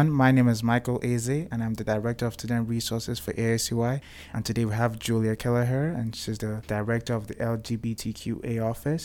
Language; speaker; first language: English; non-native, local second language; Igbo